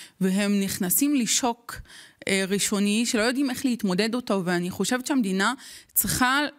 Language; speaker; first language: Hebrew; non-native, local second language; Arabic